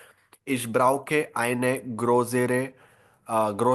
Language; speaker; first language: German; non-native, learner; Hindi